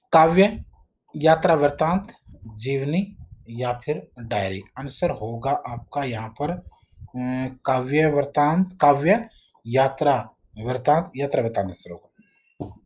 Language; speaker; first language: Hindi; native; Hindi